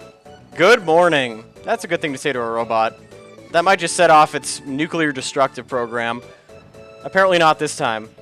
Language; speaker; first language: English; native; English